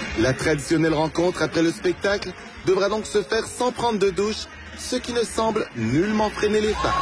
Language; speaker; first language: French; native; French